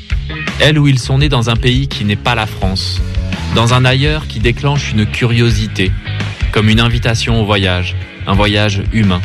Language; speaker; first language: French; native; French